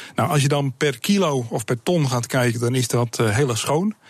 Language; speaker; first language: Dutch; native; Dutch